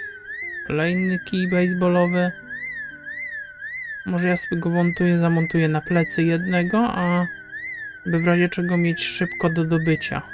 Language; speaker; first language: Polish; native; Polish